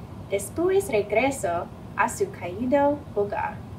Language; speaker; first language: Spanish; non-native, fluent; English